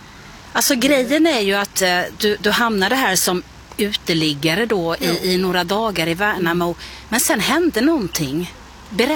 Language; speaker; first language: Swedish; native; Swedish